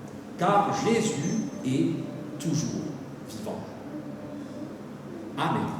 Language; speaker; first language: French; native; French